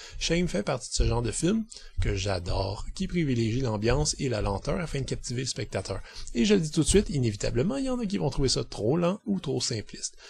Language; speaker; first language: French; native; French